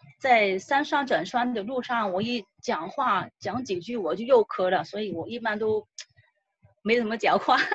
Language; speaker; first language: Chinese; non-native, local second language; Cantonese